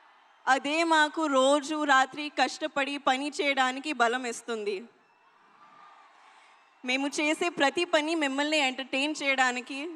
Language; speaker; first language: Telugu; non-native, learner; Hindi